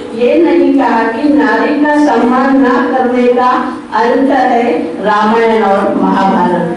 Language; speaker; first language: Hindi; non-native, local second language; Marathi